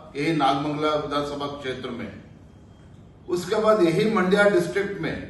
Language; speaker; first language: Hindi; non-native, local second language; Kannada